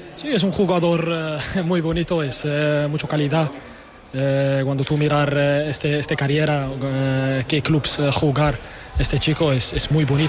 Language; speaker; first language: Spanish; non-native, learner; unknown